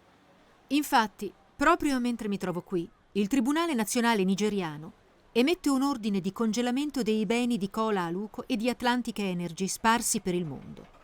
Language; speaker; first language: Italian; native; Italian